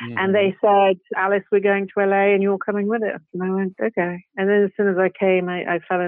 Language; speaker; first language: English; native; English